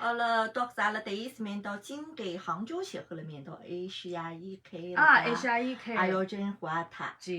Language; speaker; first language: Hindi; non-native, fluent; Chinese